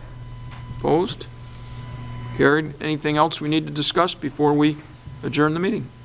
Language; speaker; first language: English; native; English